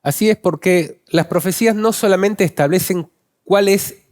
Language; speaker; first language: Spanish; native; Spanish